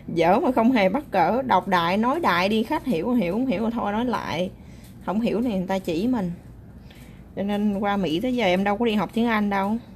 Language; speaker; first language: Vietnamese; native; Vietnamese